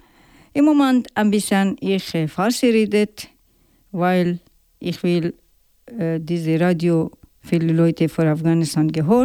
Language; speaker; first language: German; non-native, learner; Persian